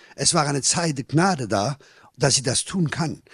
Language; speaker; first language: German; non-native, fluent; French